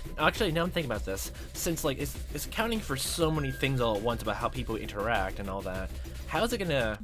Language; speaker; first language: English; native; English